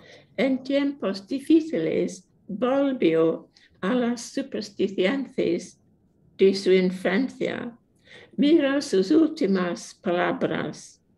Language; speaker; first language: Spanish; non-native, fluent; English